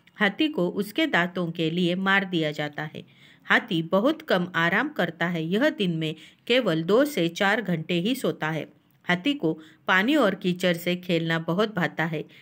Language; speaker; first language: Hindi; non-native, local second language; Marathi